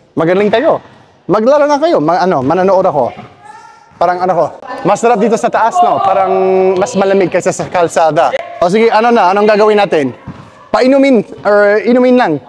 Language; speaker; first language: Filipino; non-native, fluent; English